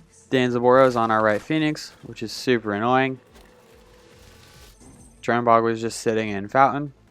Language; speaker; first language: English; native; English